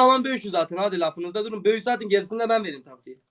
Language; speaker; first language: Turkish; native; Turkish